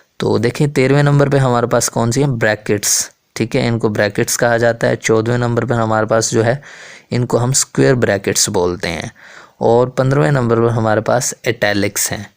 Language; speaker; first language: Urdu; native; Urdu